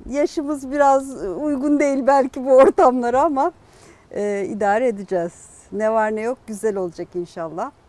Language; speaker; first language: Turkish; non-native, local second language; Kurdish